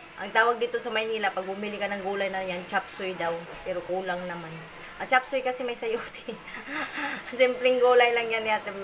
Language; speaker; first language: Filipino; non-native, local second language; Cebuano